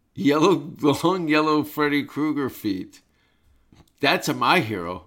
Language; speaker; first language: English; native; English